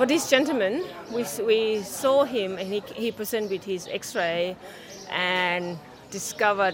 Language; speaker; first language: English; non-native, fluent; Thai